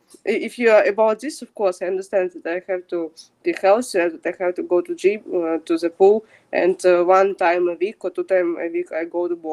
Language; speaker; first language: English; non-native, fluent; Ukrainian